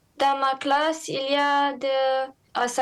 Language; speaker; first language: French; non-native, learner; Romanian